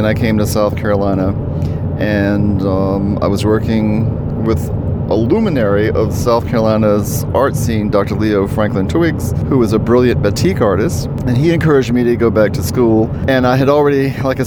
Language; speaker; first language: English; native; English